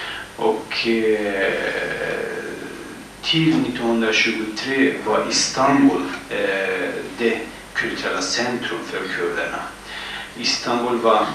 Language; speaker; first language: Swedish; non-native, fluent; Kurdish